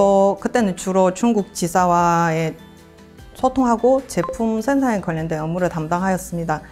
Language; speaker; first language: Korean; non-native, fluent; Chinese